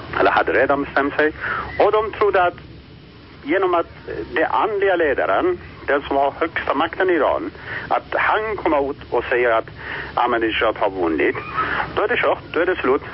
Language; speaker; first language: Swedish; non-native, fluent; Persian